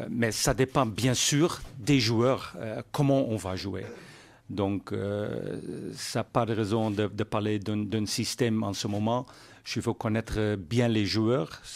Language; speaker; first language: French; non-native, learner; Dutch